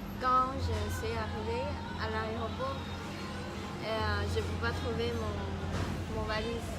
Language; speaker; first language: French; non-native, learner; Chinese